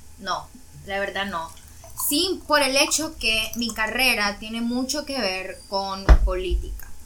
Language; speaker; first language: Spanish; native; Spanish